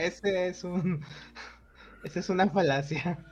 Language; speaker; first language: Spanish; native; Spanish